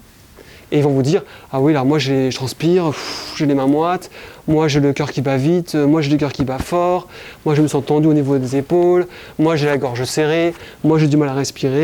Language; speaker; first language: French; native; French